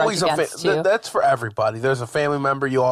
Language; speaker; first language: English; native; English